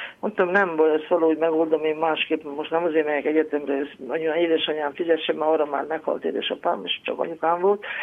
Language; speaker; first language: Hungarian; native; Hungarian